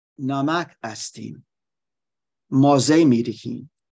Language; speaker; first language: Persian; non-native, learner; German